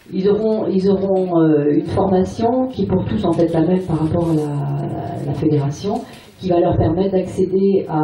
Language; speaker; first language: French; native; French